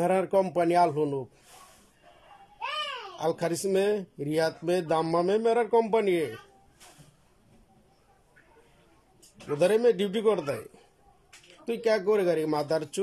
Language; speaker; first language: Hindi; non-native, learner; Bangla